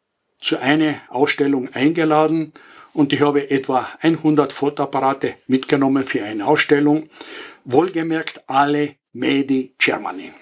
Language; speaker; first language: German; non-native, fluent; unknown